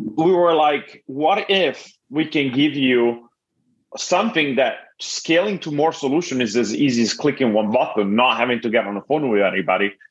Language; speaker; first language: English; non-native, fluent; Italian